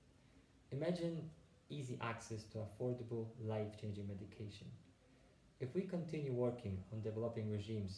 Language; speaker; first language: English; non-native, fluent; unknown